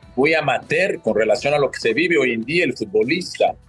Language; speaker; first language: Spanish; early bilingual, other home language; Portuguese